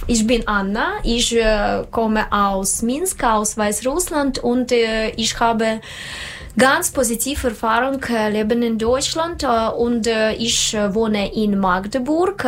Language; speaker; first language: German; non-native, learner; Russian